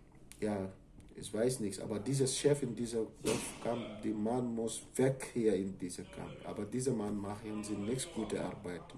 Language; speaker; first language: German; non-native, learner; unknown